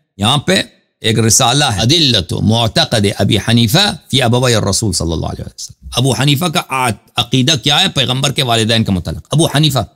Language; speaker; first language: Urdu; non-native, fluent; Persian